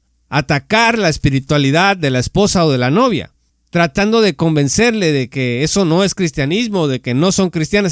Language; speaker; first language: Spanish; native; Spanish